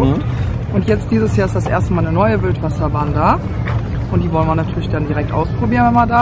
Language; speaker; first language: German; native; German